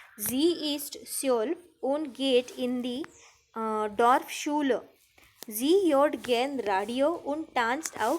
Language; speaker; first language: German; non-native, fluent; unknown